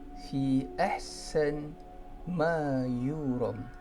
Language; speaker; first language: Arabic; non-native, fluent; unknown